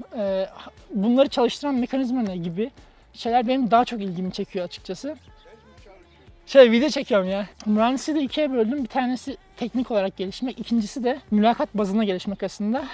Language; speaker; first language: Turkish; native; Turkish